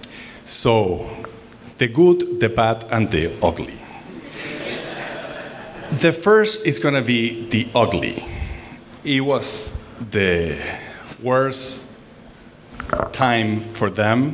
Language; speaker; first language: English; non-native, fluent; Spanish